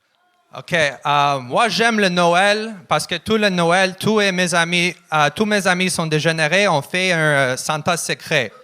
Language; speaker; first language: French; non-native, learner; Russian